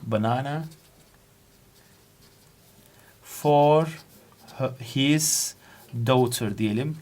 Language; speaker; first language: English; non-native, fluent; Turkish